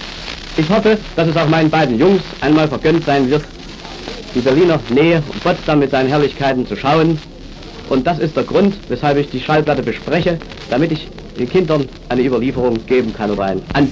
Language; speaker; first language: German; native; German